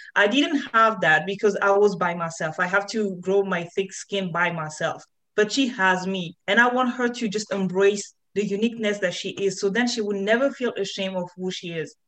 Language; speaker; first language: English; non-native, fluent; French